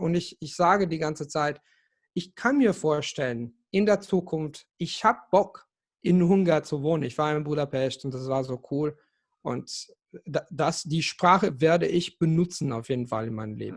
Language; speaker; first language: German; non-native, fluent; Italian